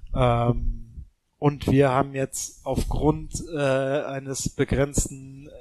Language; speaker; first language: German; native; German